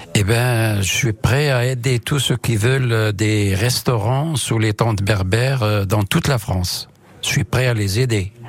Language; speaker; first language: French; non-native, local second language; Arabic